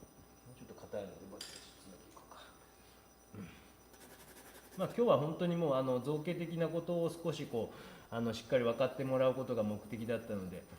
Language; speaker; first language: Japanese; native; Japanese